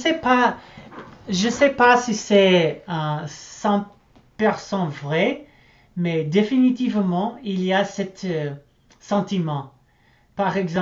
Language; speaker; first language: French; non-native, learner; English